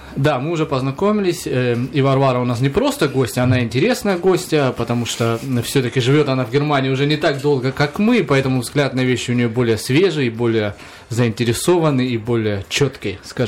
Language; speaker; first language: Russian; native; Russian